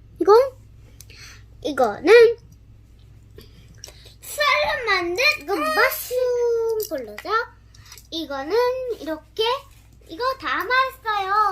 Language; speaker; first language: Korean; early bilingual, other home language; Telugu